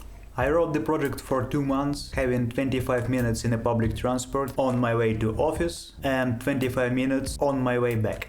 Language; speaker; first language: English; non-native, fluent; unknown